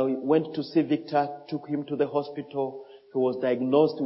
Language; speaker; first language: English; non-native, fluent; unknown